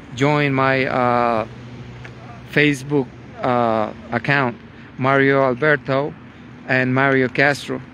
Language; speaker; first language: English; non-native, fluent; Spanish